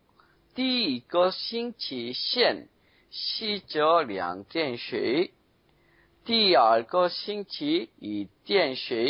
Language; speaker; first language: Chinese; non-native, learner; Korean